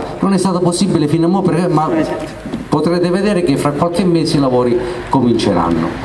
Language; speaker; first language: Italian; native; Italian